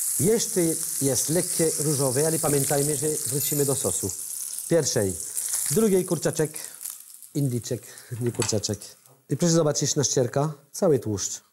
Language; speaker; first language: Polish; non-native, learner; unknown